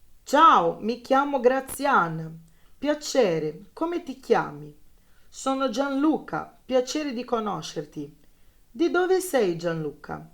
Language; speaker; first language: Italian; non-native, fluent; Portuguese